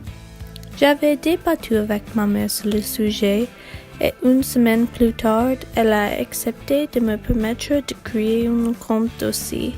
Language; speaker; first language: French; non-native, learner; English